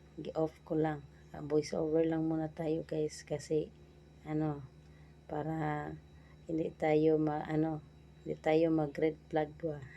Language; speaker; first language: Filipino; non-native, local second language; Cebuano